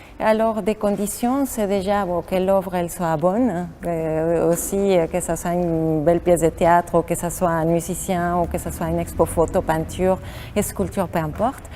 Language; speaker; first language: French; non-native, fluent; Spanish